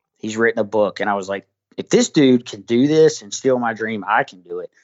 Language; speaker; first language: English; native; English